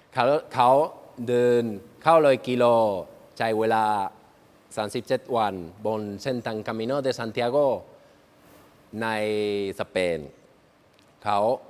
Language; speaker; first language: Thai; non-native, learner; Spanish